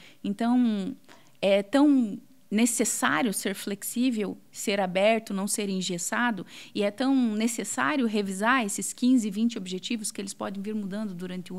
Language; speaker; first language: Portuguese; native; Portuguese